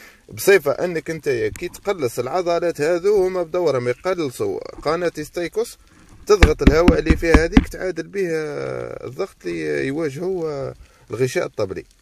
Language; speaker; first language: Arabic; native; Arabic